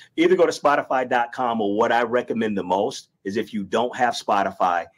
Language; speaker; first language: English; native; English